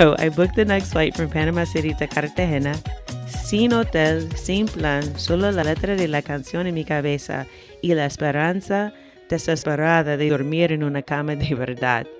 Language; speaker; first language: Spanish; non-native, fluent; English